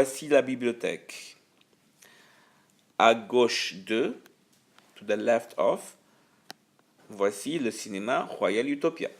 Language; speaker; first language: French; non-native, fluent; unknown